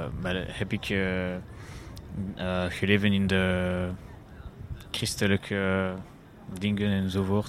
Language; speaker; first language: Dutch; non-native, learner; French